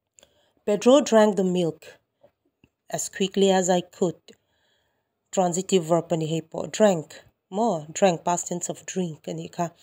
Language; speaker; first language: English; non-native, local second language; Mizo